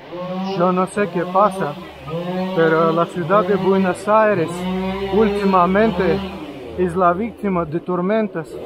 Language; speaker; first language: Spanish; non-native, fluent; Russian